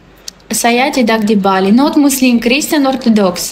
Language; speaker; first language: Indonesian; non-native, learner; Russian